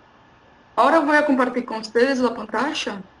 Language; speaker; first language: Spanish; non-native, fluent; Portuguese